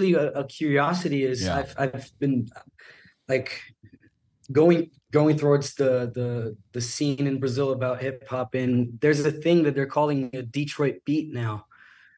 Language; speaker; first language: English; non-native, fluent; Portuguese